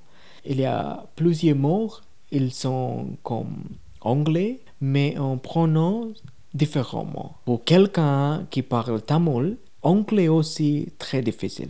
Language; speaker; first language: French; non-native, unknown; Tamil